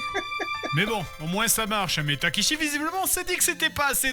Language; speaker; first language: French; native; French